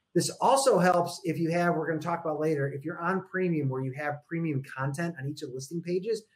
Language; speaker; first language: English; native; English